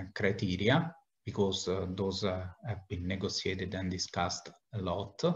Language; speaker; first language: English; non-native, fluent; Italian